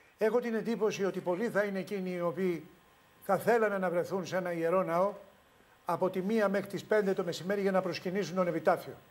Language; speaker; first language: Greek; native; Greek